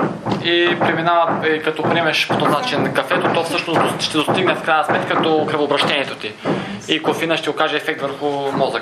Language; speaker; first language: Bulgarian; native; Bulgarian